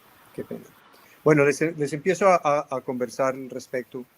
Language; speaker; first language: Spanish; native; Spanish